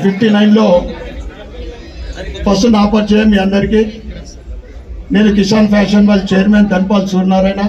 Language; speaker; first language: Telugu; native; Telugu